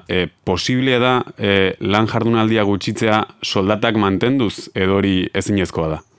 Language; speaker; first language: Basque; native; Basque